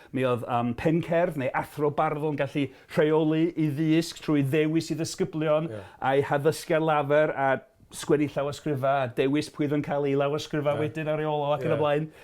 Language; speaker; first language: Welsh; non-native, fluent; English